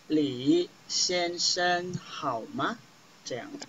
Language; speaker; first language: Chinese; non-native, fluent; Indonesian